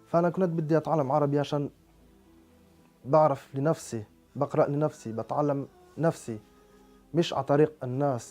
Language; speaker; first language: Arabic; non-native, fluent; French